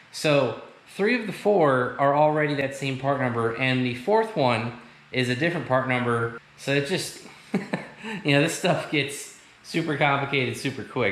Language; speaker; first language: English; native; English